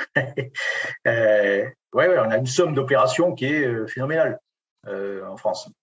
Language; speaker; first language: French; native; French